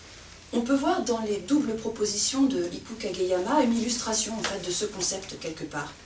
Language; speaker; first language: French; native; French